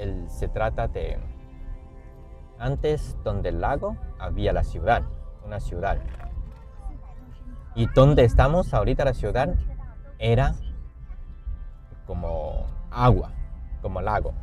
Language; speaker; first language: Spanish; non-native, fluent; Chinese